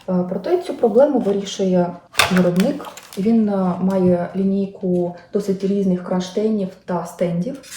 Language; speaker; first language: Ukrainian; native; Ukrainian